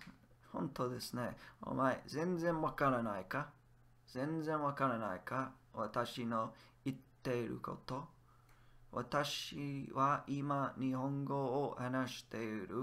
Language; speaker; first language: Japanese; non-native, learner; English